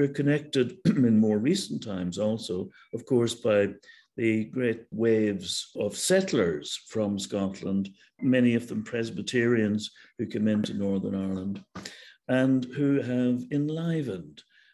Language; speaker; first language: English; native; English